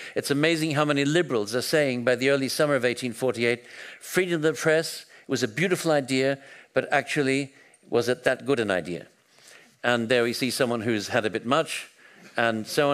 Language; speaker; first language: English; native; English